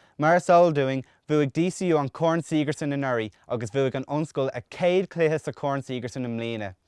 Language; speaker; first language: Irish; native; Irish